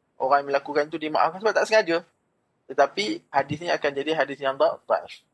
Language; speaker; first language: Malay; native; Malay